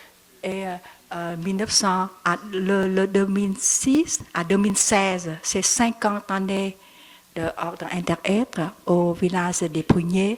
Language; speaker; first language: French; non-native, learner; Vietnamese